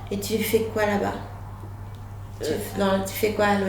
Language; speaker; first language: French; native; French